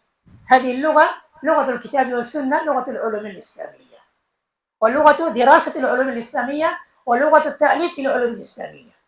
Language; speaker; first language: Arabic; non-native, fluent; Bangla